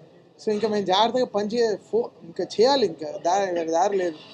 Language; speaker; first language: Telugu; native; Telugu